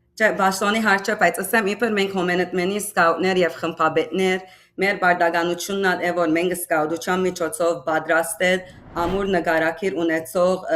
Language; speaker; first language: Armenian; early bilingual, heritage; Armenian